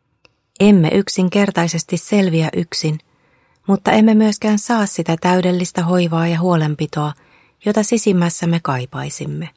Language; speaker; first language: Finnish; native; Finnish